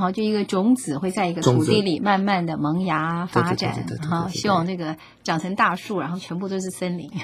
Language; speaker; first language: Chinese; native; Chinese